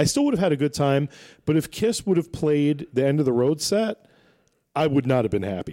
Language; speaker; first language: English; native; English